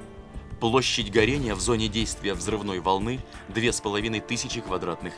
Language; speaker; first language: Russian; native; Russian